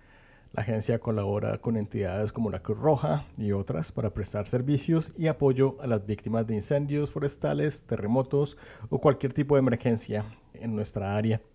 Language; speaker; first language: Spanish; native; Spanish